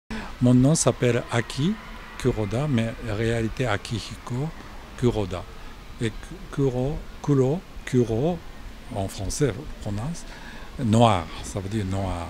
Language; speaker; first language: French; non-native, fluent; Japanese